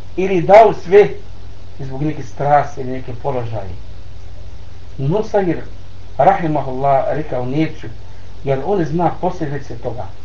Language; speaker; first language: Bosnian; non-native, learner; Arabic